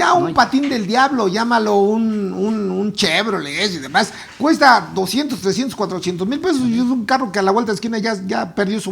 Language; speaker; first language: Spanish; native; Spanish